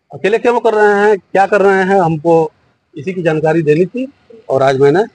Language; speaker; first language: Hindi; native; Hindi